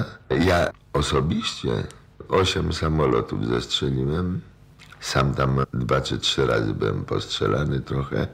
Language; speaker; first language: Polish; native; Polish